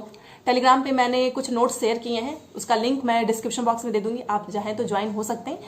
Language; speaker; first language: Hindi; native; Hindi